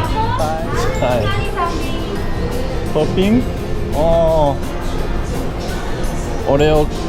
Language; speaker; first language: Japanese; native; Japanese